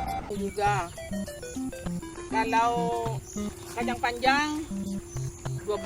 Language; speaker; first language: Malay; non-native, fluent; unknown